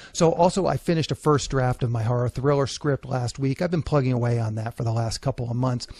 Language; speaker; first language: English; native; English